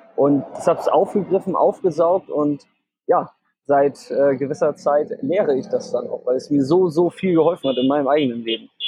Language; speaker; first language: German; native; German